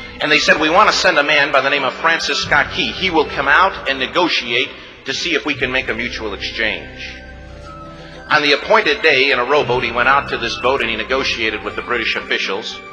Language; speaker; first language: English; native; English